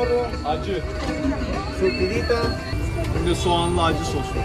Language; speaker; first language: Turkish; native; Turkish